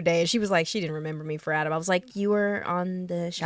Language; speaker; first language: English; native; English